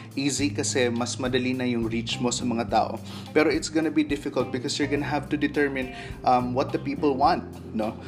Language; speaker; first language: English; non-native, local second language; Cebuano